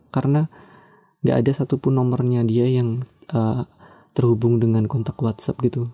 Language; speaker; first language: Indonesian; non-native, local second language; Javanese